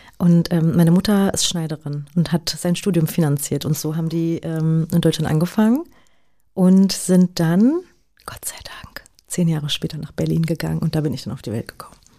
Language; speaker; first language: German; native; German